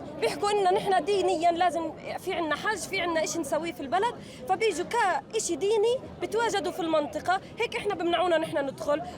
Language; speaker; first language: Arabic; native; Arabic